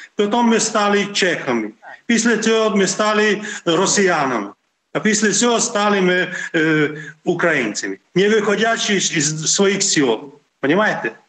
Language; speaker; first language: Ukrainian; non-native, local second language; Hungarian